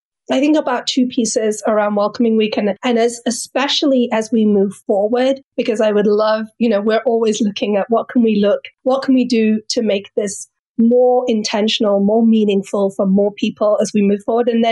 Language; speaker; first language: English; native; English